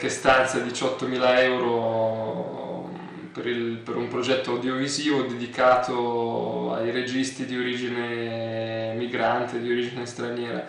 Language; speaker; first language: Italian; early bilingual, other home language; Russian